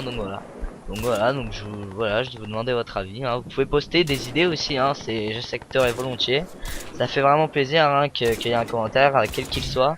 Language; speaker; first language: French; native; French